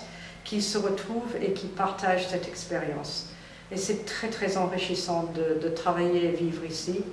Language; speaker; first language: French; non-native, fluent; English